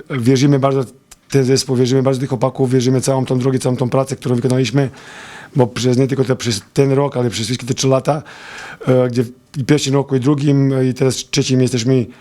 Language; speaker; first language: Polish; non-native, fluent; Serbian